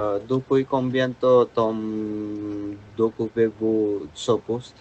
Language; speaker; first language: French; non-native, learner; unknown